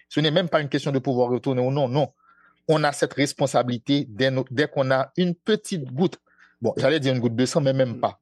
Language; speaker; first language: French; non-native, local second language; Haitian Creole